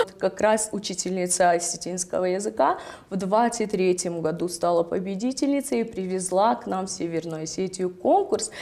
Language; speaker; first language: Russian; non-native, local second language; Ossetic